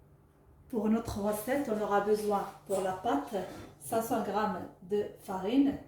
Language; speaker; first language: French; non-native, local second language; Arabic